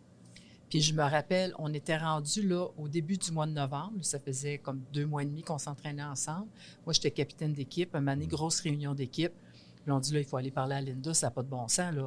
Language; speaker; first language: French; native; French